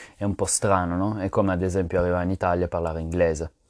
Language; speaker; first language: Italian; non-native, fluent; French